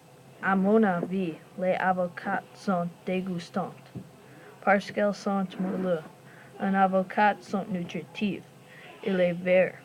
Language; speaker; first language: French; non-native, learner; English